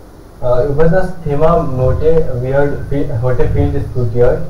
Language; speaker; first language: German; non-native, learner; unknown